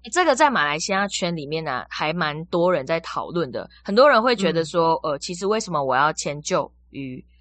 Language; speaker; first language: Chinese; native; Chinese